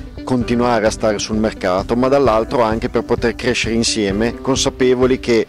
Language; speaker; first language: Italian; native; Italian